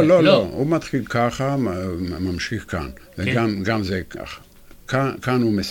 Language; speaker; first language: Hebrew; non-native, fluent; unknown